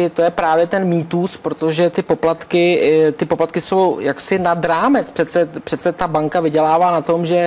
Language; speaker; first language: Czech; native; Czech